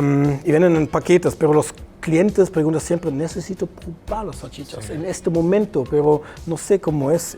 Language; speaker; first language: Spanish; non-native, fluent; German